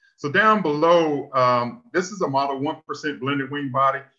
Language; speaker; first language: English; native; English